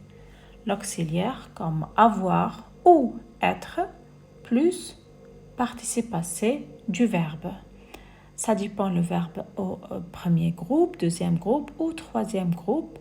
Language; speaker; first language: French; non-native, fluent; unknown